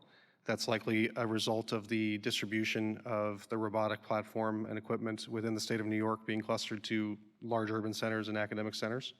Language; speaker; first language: English; native; English